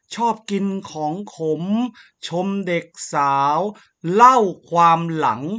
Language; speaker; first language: Thai; native; Thai